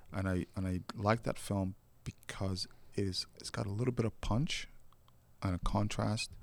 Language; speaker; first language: English; non-native, fluent; Somali